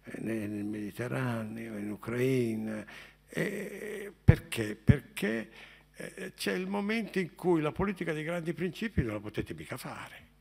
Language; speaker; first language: Italian; native; Italian